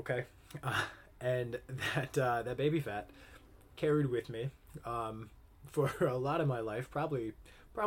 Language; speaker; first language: English; native; English